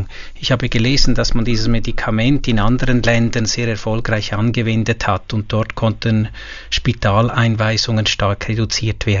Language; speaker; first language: German; native; German